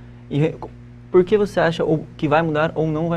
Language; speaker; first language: Portuguese; native; Portuguese